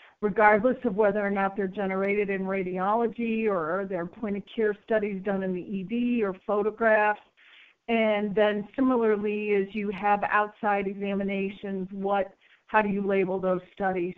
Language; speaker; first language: English; native; English